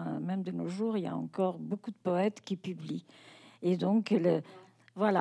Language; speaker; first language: French; non-native, fluent; Portuguese